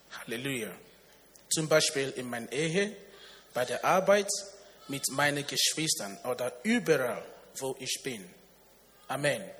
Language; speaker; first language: German; non-native, learner; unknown